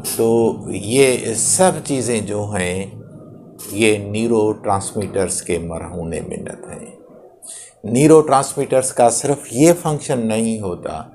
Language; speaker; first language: Urdu; non-native, local second language; Sindhi